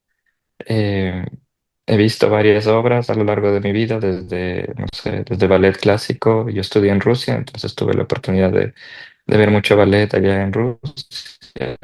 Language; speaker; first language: Spanish; native; Spanish